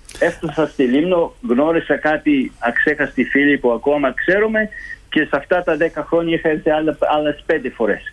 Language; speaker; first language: Greek; early bilingual, heritage; Greek